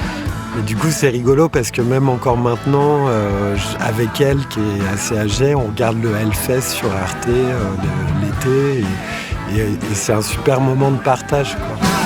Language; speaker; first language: French; native; French